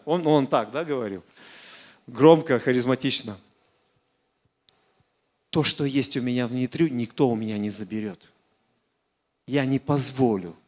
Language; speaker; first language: Russian; native; Russian